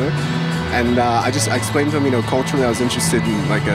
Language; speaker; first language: English; native; English